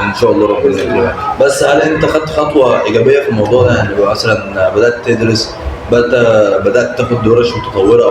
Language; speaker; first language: Arabic; native; Arabic